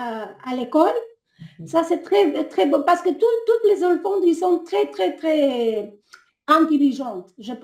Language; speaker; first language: French; non-native, learner; Albanian